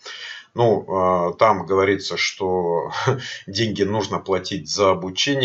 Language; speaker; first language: Russian; native; Russian